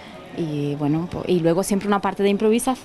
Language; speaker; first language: Spanish; native; Spanish